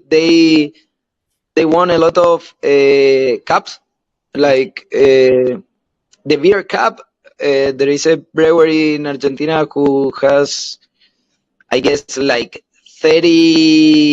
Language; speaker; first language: English; non-native, learner; Spanish